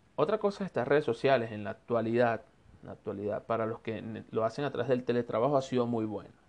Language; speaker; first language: Spanish; native; Spanish